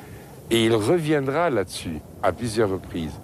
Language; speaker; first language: French; native; French